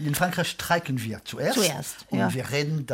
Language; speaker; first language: German; non-native, fluent; French